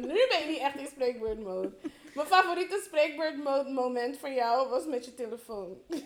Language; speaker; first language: Dutch; early bilingual, heritage; Dutch